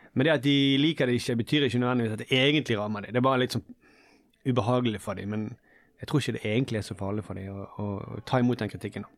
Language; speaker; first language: Norwegian; native; Norwegian